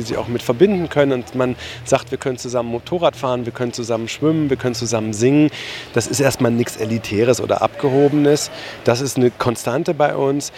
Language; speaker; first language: German; native; German